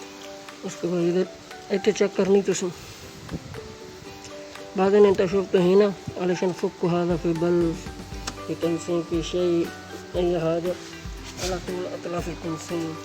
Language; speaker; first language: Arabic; non-native, learner; Punjabi